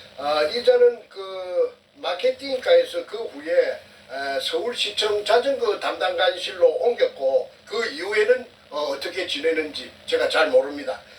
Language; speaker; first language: Korean; native; Korean